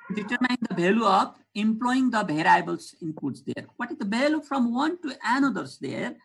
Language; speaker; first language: English; non-native, local second language; Nepali